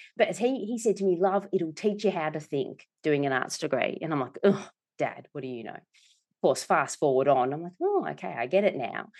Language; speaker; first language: English; native; English